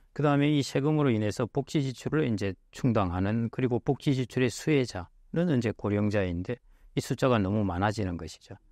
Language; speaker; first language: Korean; native; Korean